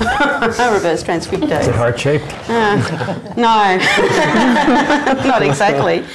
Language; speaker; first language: English; native; English